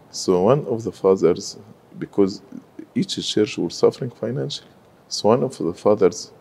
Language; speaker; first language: English; non-native, fluent; Arabic